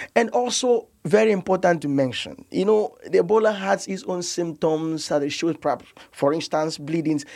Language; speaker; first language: English; non-native, local second language; Igbo